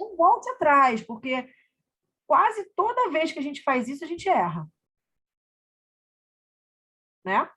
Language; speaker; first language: Portuguese; native; Portuguese